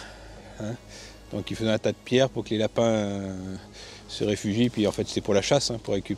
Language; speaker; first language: French; native; French